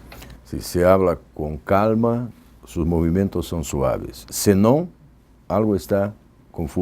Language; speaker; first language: Spanish; non-native, fluent; Portuguese